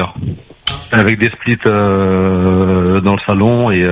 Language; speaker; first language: French; native; French